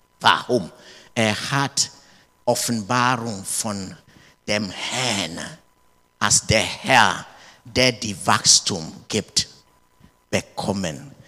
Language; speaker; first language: German; non-native, learner; English